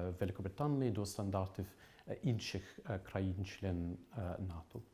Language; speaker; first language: Ukrainian; non-native, fluent; English